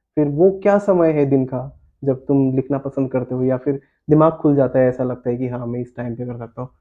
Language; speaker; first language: Hindi; non-native, local second language; Assamese